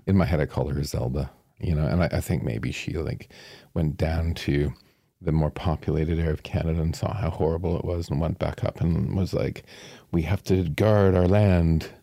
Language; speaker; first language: English; native; English